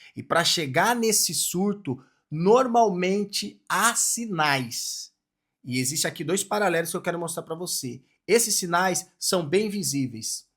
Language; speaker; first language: Portuguese; native; Portuguese